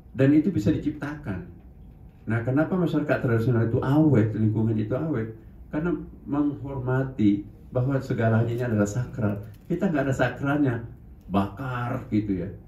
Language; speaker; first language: Indonesian; non-native, local second language; Buginese